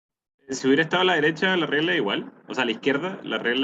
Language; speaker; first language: Spanish; native; Spanish